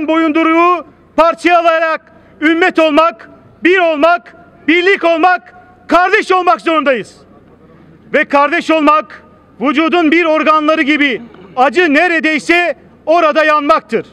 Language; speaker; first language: Turkish; native; Turkish